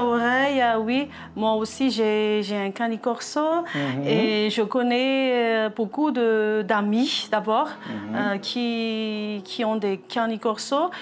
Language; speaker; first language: French; non-native, local second language; Malagasy